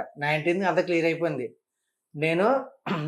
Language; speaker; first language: Telugu; native; Telugu